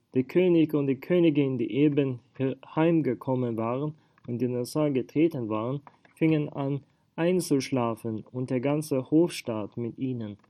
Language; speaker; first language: German; non-native, fluent; Swedish